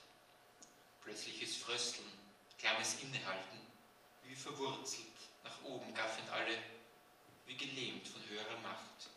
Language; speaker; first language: German; native; German